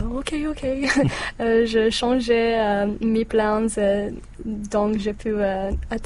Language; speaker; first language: French; non-native, learner; English